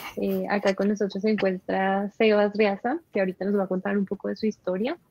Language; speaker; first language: Spanish; native; Spanish